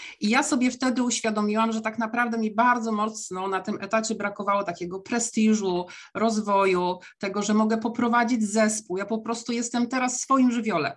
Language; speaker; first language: Polish; native; Polish